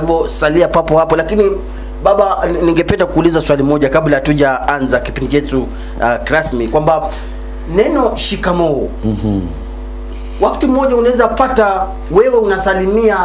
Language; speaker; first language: Swahili; native; Swahili